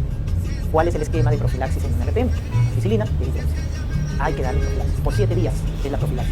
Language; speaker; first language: Spanish; native; Spanish